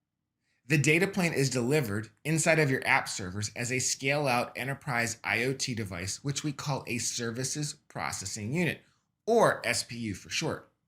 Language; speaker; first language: English; native; English